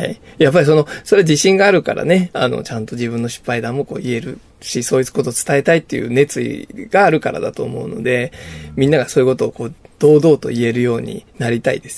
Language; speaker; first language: Japanese; native; Japanese